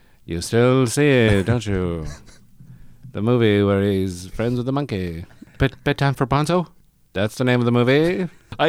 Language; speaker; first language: English; native; English